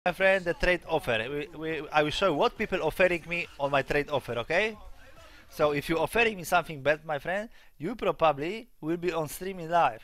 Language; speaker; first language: English; non-native, learner; Polish